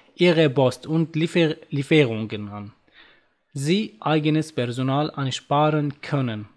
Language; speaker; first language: German; non-native, learner; Arabic